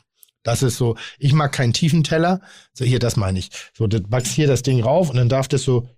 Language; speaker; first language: German; native; German